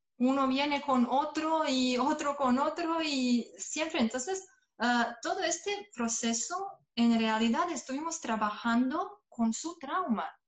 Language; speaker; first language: Spanish; non-native, fluent; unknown